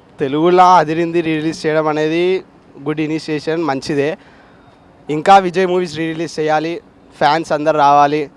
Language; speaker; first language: Telugu; native; Telugu